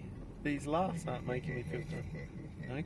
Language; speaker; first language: English; native; English